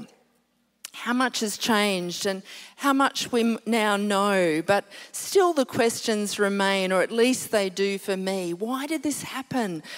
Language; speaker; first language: English; native; English